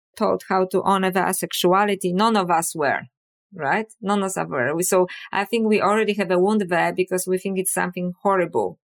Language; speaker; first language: English; non-native, fluent; Polish